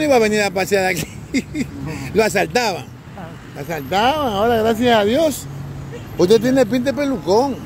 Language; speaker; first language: Spanish; native; Spanish